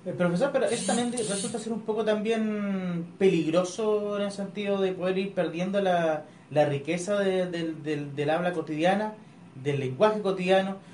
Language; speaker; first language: Spanish; native; Spanish